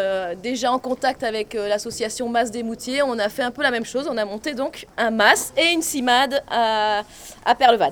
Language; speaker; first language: French; native; French